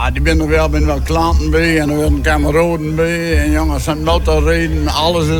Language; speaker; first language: Dutch; native; Dutch